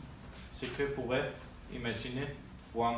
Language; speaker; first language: French; non-native, learner; Danish